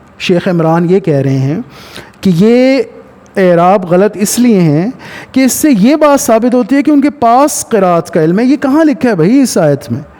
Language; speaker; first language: Urdu; early bilingual, heritage; Punjabi